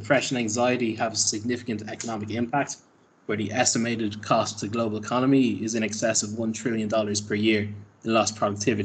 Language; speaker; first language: English; native; English